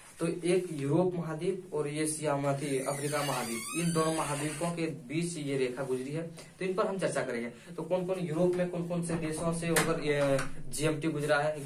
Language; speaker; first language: Hindi; native; Hindi